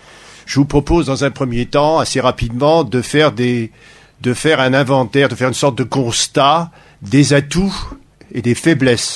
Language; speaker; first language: French; native; French